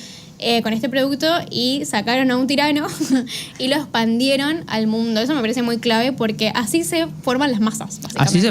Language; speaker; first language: Spanish; native; Spanish